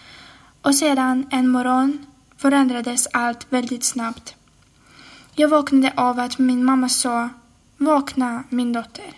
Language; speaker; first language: Swedish; non-native, fluent; Ukrainian